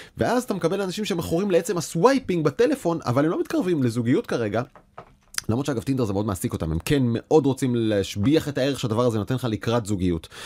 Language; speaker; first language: Hebrew; native; Hebrew